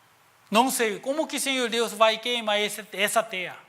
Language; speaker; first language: Portuguese; non-native, learner; Korean